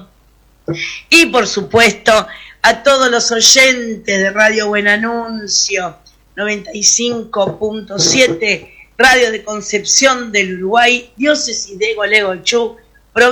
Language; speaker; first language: Spanish; native; Spanish